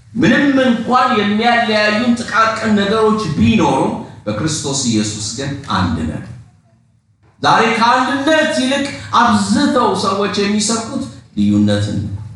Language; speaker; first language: Amharic; non-native, local second language; Oromo